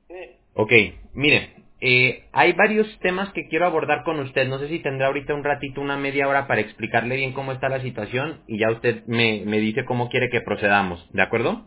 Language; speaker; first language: Spanish; native; Spanish